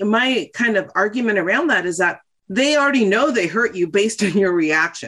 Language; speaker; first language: English; native; English